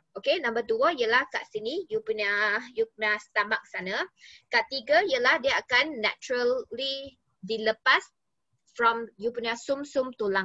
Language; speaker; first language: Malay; non-native, local second language; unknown